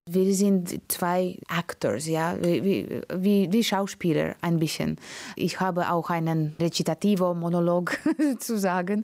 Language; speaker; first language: German; non-native, learner; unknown